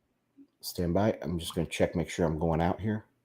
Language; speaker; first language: English; native; English